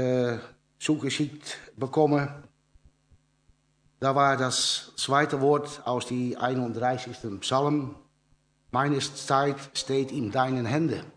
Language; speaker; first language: German; non-native, learner; Dutch